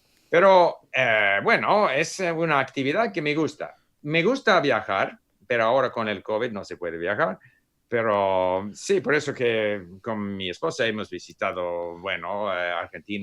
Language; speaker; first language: Spanish; non-native, fluent; English